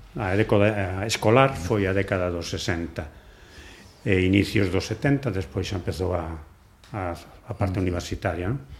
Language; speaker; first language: Galician; non-native, local second language; Spanish